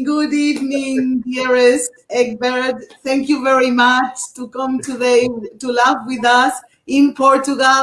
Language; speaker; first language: English; non-native, learner; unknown